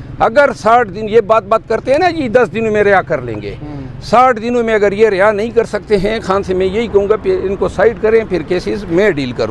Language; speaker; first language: Urdu; non-native, local second language; Pashto